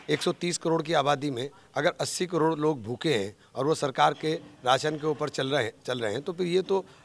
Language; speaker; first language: Hindi; native; Hindi